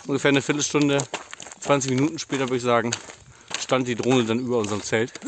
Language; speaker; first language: German; native; German